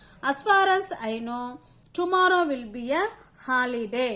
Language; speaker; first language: English; non-native, local second language; Tamil